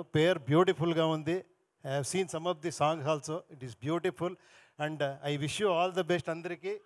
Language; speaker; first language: Telugu; non-native, local second language; Kannada